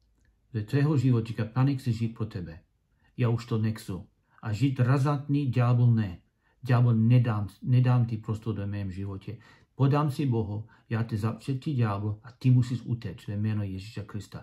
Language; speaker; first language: Czech; non-native, learner; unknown